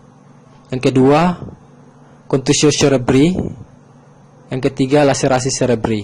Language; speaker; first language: Indonesian; native; Indonesian